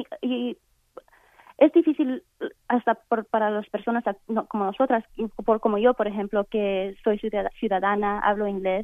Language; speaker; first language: Spanish; early bilingual, heritage; Spanish